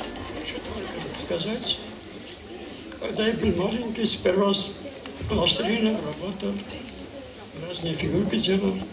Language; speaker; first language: Russian; non-native, local second language; Armenian